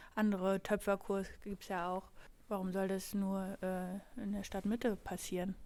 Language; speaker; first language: German; native; German